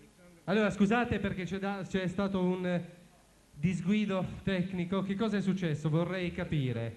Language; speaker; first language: Italian; native; Italian